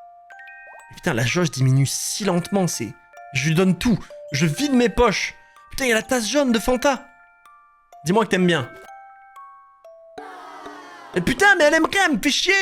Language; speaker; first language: French; native; French